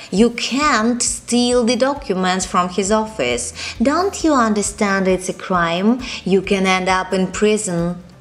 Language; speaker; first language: English; non-native, fluent; Russian